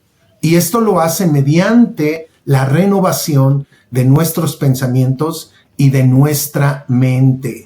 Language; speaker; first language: Spanish; native; Spanish